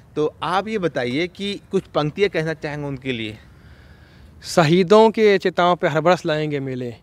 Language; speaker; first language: Hindi; native; Hindi